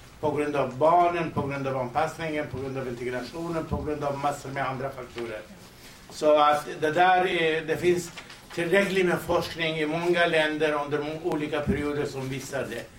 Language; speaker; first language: Swedish; non-native, fluent; Kurdish